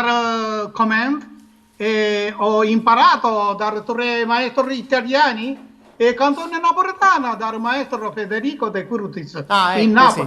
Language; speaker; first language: Italian; non-native, learner; Japanese